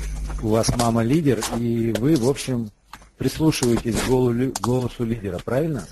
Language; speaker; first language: Russian; native; Russian